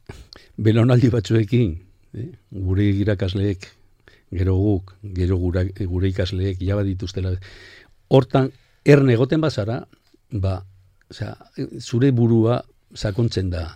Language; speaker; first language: Basque; non-native, local second language; Spanish